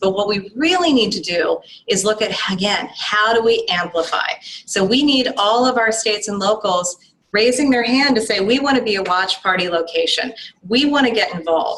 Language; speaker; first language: English; native; English